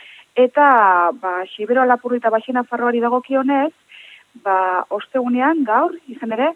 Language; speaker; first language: Basque; native; Basque